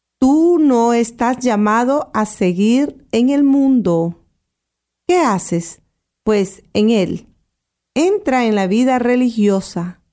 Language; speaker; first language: Spanish; native; Spanish